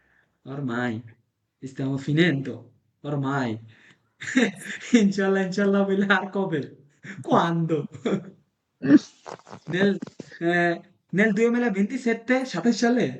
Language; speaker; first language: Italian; non-native, fluent; Bangla